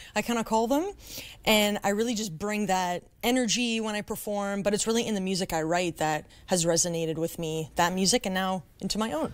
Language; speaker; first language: English; native; English